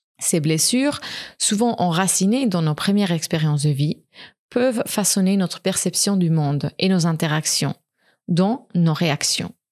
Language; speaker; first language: French; non-native, fluent; Spanish